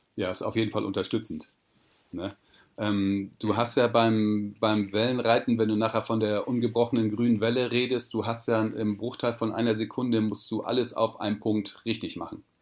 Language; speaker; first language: German; native; German